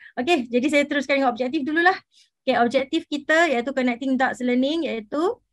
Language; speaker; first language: Malay; native; Malay